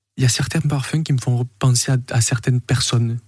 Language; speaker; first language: French; native; French